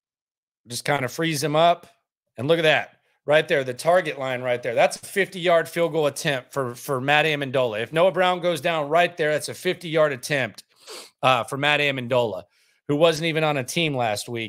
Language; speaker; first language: English; native; English